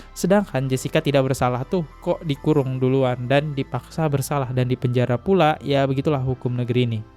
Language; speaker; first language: Indonesian; native; Indonesian